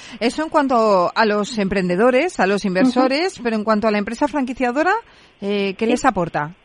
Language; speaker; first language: Spanish; native; Spanish